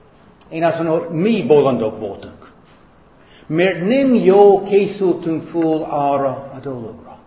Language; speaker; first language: Hungarian; non-native, fluent; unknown